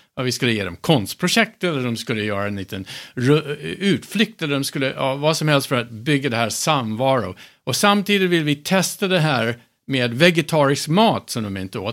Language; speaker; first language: Swedish; non-native, fluent; English